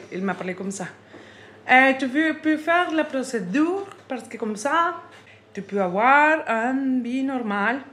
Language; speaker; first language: French; non-native, learner; Spanish